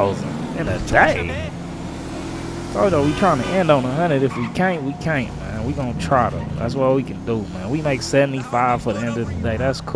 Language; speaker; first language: English; native; English